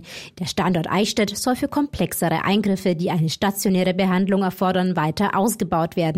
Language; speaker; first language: German; native; German